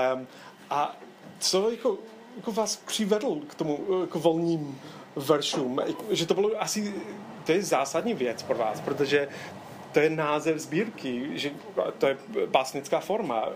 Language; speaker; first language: Czech; non-native, fluent; English